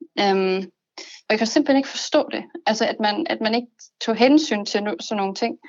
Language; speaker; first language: Danish; non-native, fluent; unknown